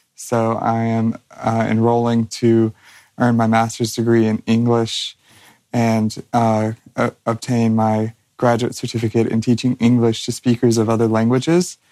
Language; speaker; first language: English; native; English